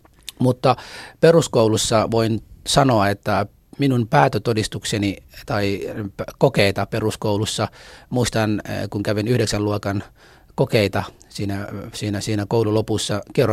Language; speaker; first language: Finnish; non-native, fluent; Somali